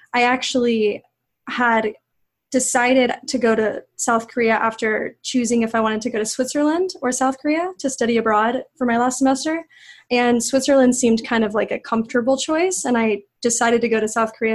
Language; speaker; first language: English; native; English